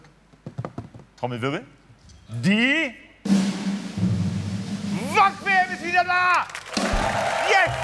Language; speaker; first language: German; native; German